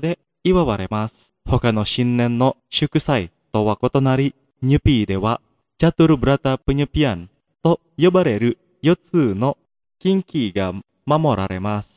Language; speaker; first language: Japanese; non-native, fluent; Indonesian